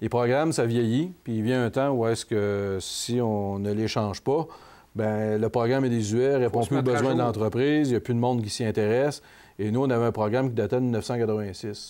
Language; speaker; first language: French; native; French